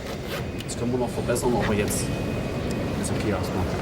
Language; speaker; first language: German; native; German